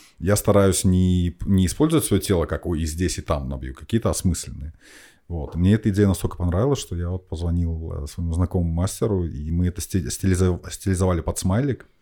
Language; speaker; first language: Russian; native; Russian